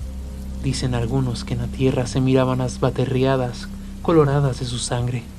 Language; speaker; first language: Spanish; native; Spanish